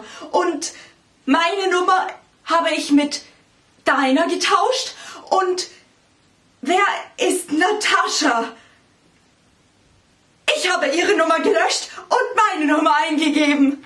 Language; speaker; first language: German; non-native, learner; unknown